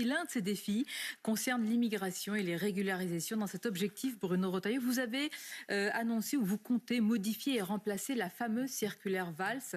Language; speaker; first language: French; native; French